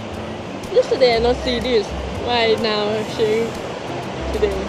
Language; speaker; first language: English; non-native, learner; Thai